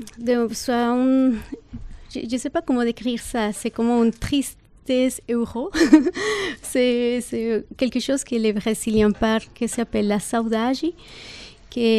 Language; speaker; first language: French; non-native, fluent; Spanish